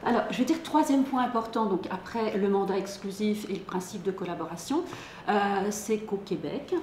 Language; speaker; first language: French; native; French